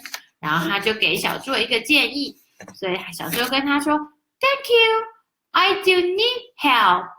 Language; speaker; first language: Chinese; native; Chinese